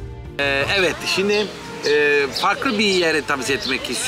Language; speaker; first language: Turkish; non-native, fluent; Italian